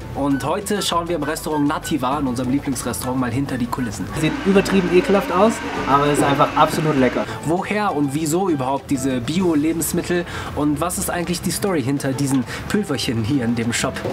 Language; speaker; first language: German; native; German